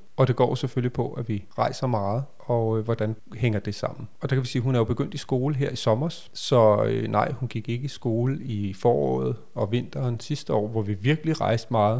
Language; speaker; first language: Danish; native; Danish